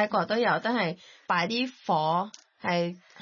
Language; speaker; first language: Cantonese; non-native, learner; Thai